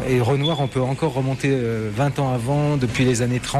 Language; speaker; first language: French; native; French